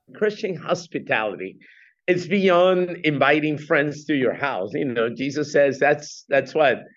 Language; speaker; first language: English; non-native, fluent; Spanish